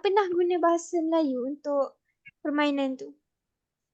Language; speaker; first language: Malay; native; Malay